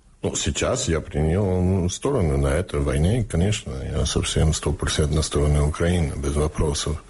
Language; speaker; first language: Russian; early bilingual, heritage; Russian